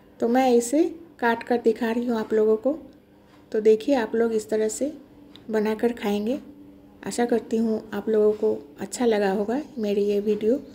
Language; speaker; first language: Hindi; non-native, local second language; Bangla